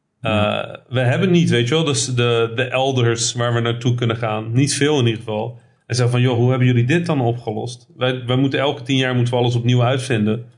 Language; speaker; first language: Dutch; early bilingual, other home language; Arabic